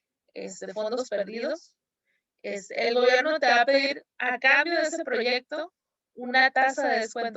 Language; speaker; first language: Spanish; native; Spanish